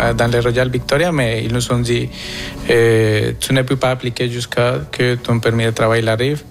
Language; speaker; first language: French; non-native, fluent; Spanish